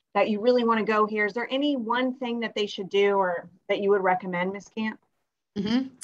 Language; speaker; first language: English; native; English